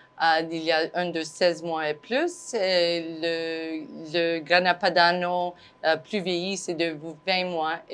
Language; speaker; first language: French; non-native, fluent; English